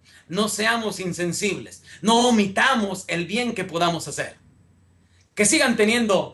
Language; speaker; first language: Spanish; native; Spanish